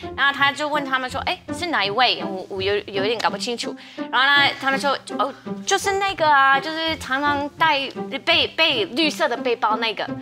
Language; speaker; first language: Chinese; non-native, fluent; English